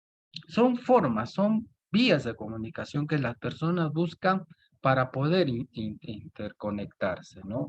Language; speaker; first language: Spanish; native; Spanish